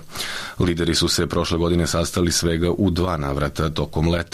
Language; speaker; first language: Serbian; native; Serbian